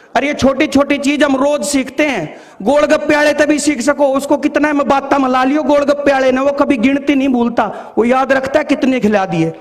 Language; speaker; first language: Hindi; native; Hindi